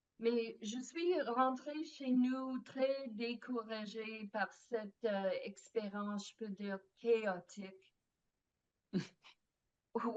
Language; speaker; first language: French; non-native, fluent; English